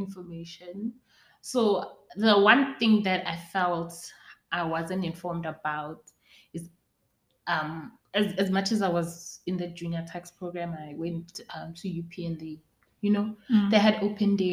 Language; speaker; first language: English; non-native, local second language; Northern Sotho